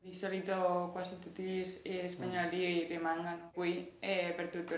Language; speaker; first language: Italian; non-native, fluent; Spanish